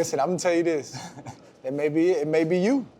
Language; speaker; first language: English; native; English